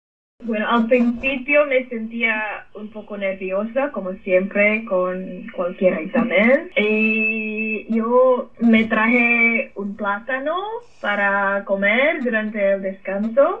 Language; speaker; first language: Spanish; non-native, fluent; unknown